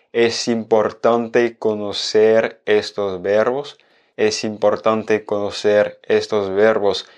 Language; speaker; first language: Spanish; non-native, fluent; French